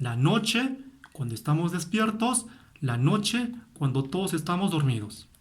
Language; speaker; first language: Spanish; native; Spanish